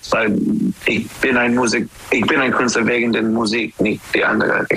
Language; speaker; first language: German; non-native, learner; English